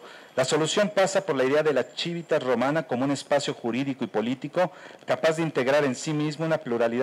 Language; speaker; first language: Spanish; native; Spanish